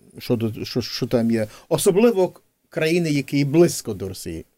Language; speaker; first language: Ukrainian; early bilingual, heritage; English